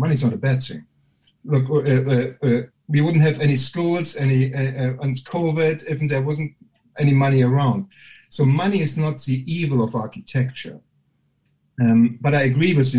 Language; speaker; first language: English; non-native, fluent; German